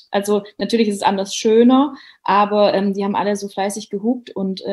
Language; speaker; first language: German; native; German